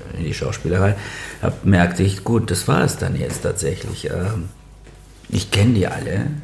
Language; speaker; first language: German; non-native, fluent; Bulgarian